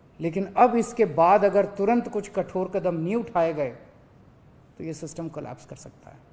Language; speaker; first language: Hindi; native; Hindi